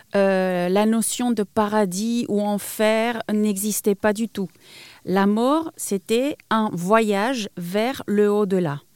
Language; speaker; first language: French; non-native, fluent; Spanish